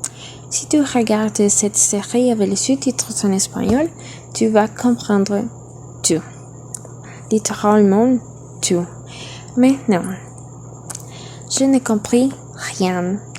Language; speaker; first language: French; non-native, learner; Spanish